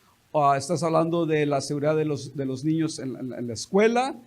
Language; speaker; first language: Spanish; native; Spanish